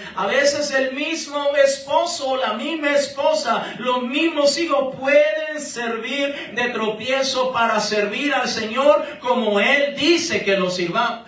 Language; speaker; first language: Spanish; native; Spanish